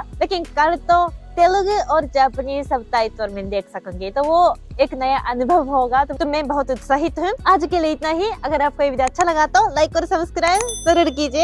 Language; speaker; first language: Hindi; non-native, fluent; Japanese